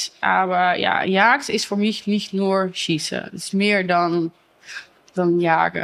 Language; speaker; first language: German; non-native, learner; Dutch